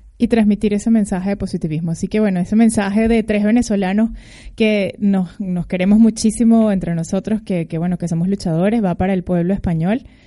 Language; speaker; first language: Spanish; native; Spanish